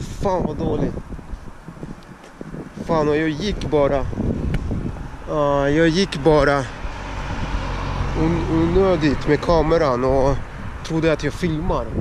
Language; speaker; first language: Swedish; non-native, fluent; Russian